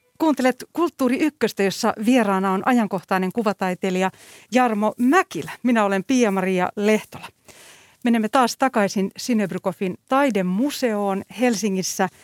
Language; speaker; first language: Finnish; native; Finnish